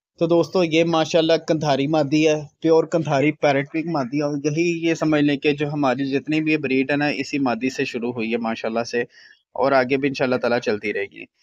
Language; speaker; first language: Hindi; native; Hindi